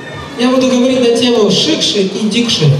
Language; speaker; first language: Russian; native; Russian